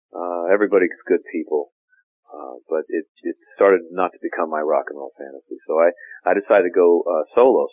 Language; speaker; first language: English; native; English